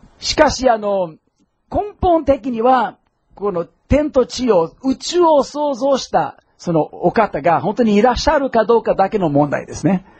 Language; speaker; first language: Japanese; non-native, fluent; English